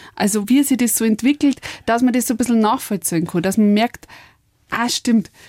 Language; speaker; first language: German; native; German